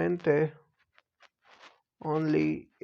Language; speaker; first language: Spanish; non-native, learner; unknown